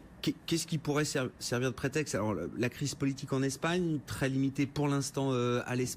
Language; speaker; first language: French; native; French